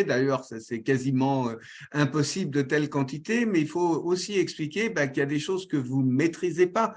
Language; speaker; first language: French; native; French